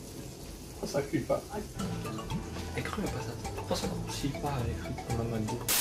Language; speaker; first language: French; native; French